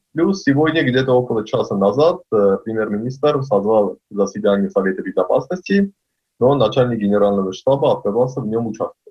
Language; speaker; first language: Russian; non-native, local second language; Armenian